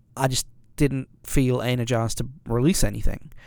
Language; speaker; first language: English; native; English